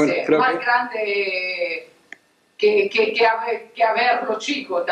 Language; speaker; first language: Spanish; non-native, learner; Italian